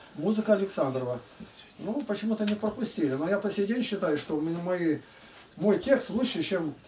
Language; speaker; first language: Russian; native; Russian